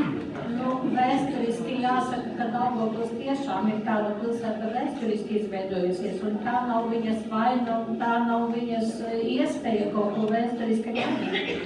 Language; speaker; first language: Latvian; native; Latvian